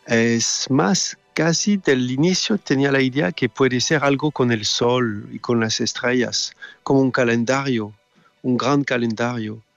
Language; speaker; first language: Spanish; non-native, fluent; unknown